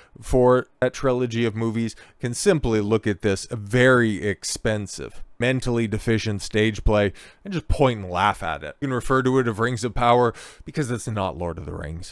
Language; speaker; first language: English; native; English